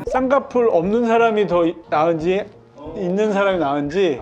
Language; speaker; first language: Korean; native; Korean